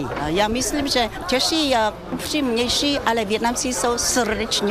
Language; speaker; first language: Czech; non-native, fluent; Vietnamese